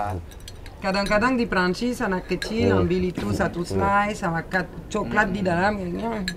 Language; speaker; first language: Indonesian; non-native, fluent; French